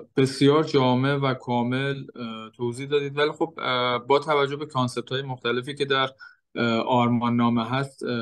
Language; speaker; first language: Persian; native; Persian